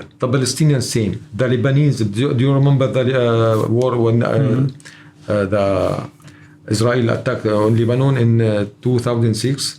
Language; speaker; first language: English; non-native, learner; Arabic